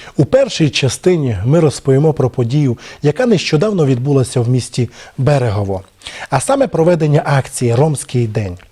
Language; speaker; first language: Ukrainian; non-native, local second language; Romany